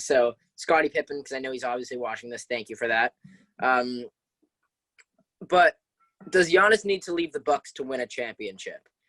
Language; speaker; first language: English; native; English